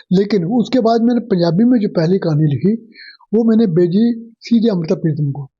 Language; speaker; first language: Urdu; non-native, local second language; Punjabi